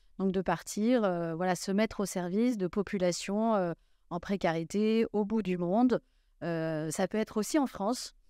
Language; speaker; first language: French; native; French